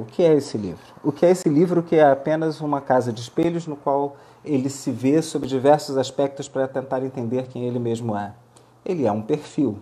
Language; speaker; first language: Portuguese; native; Portuguese